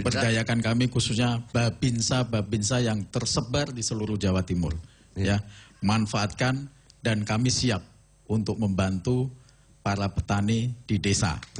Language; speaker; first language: Indonesian; non-native, local second language; Javanese